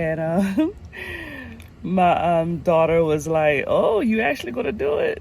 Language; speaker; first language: English; native; English